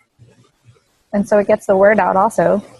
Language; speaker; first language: English; native; English